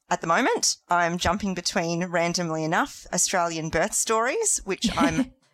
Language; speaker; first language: English; native; English